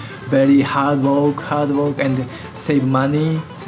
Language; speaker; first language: English; non-native, learner; Japanese